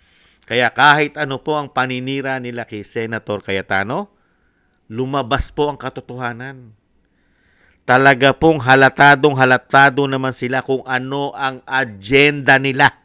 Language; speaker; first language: Filipino; native; Filipino